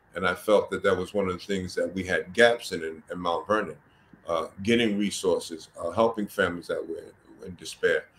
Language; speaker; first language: English; native; English